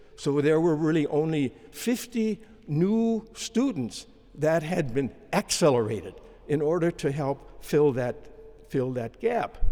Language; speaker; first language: English; native; English